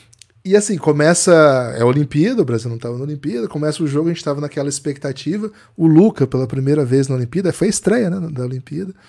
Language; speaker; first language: Portuguese; native; Portuguese